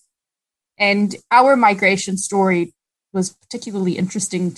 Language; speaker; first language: English; native; English